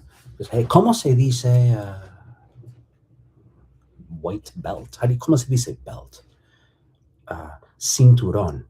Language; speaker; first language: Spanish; non-native, fluent; English